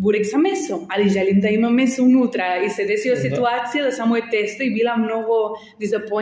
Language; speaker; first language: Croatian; non-native, learner; Spanish